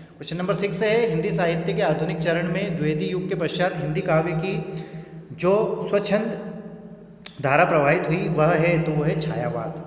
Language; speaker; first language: Hindi; native; Hindi